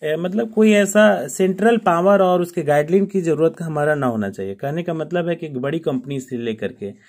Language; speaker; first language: Hindi; native; Hindi